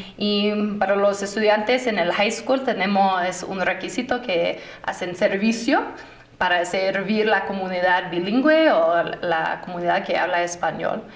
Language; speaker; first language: Spanish; non-native, fluent; English